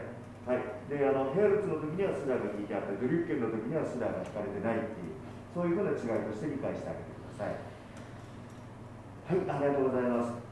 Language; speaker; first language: Japanese; native; Japanese